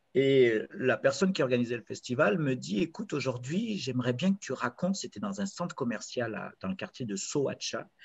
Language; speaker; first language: French; native; French